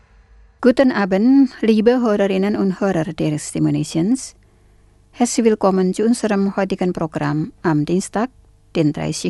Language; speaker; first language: German; non-native, fluent; Indonesian